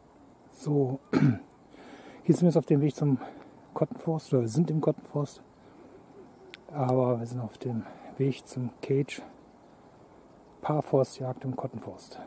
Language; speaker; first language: German; native; German